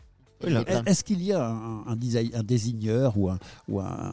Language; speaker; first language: French; native; French